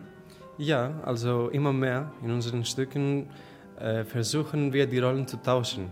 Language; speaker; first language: German; non-native, fluent; Greek